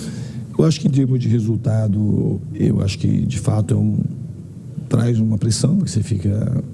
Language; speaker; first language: Portuguese; native; Portuguese